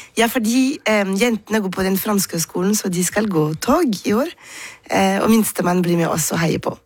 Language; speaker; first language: Norwegian; non-native, fluent; French